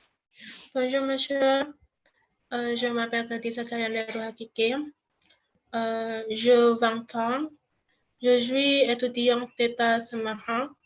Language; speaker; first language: French; non-native, learner; Indonesian